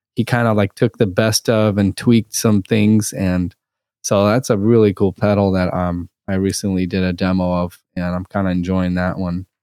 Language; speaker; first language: English; early bilingual, other home language; Russian